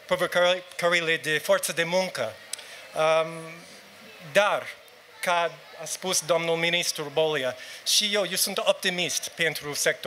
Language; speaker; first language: Romanian; non-native, learner; English